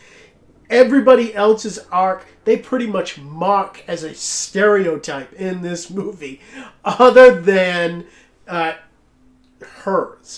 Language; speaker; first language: English; native; English